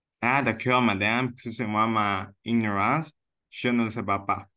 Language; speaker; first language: French; non-native, learner; Spanish